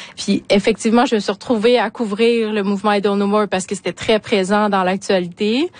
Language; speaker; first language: French; native; French